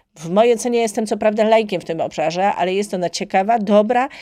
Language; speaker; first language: Polish; native; Polish